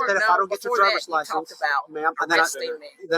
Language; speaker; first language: English; native; English